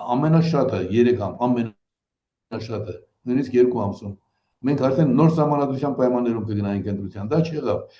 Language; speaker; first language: Armenian; native; Armenian